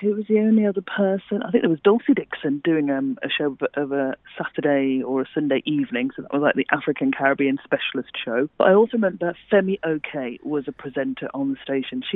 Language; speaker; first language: English; native; English